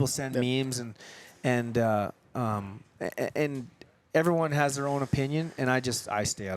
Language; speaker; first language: English; native; English